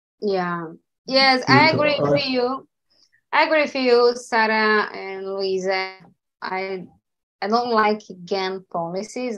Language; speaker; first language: English; non-native, learner; Portuguese